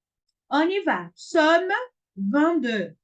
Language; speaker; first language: French; non-native, fluent; Portuguese